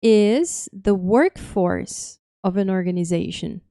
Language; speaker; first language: English; non-native, fluent; Portuguese